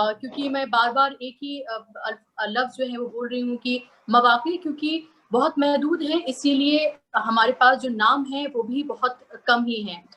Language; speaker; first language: Urdu; native; Urdu